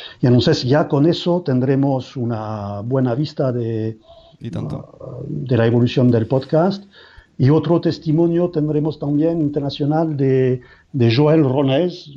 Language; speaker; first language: Spanish; non-native, fluent; French